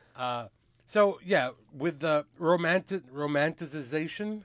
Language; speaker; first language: English; early bilingual, other home language; Filipino